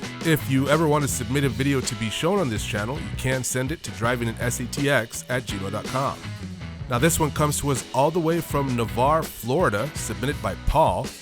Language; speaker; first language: English; native; English